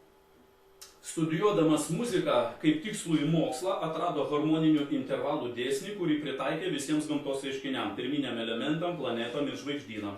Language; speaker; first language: Lithuanian; native; Lithuanian